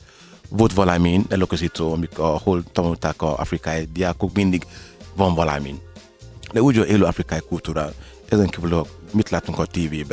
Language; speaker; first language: Hungarian; non-native, learner; Yoruba